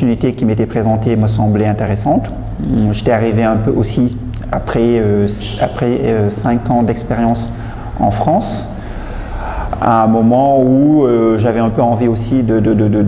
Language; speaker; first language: French; non-native, local second language; Wolof